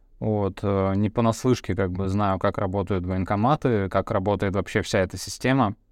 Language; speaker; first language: Russian; early bilingual, other home language; Bulgarian